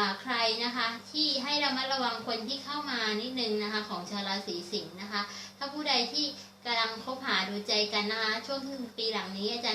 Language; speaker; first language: Thai; native; Thai